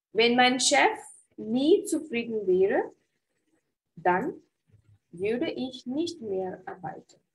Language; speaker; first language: German; non-native, fluent; Hindi